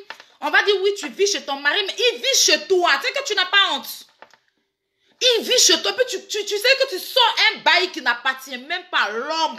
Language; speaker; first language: French; native; French